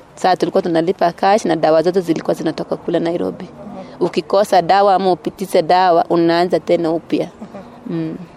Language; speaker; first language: Swahili; non-native, local second language; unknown